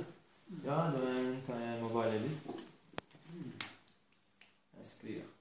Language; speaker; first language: Norwegian; non-native, learner; Turkish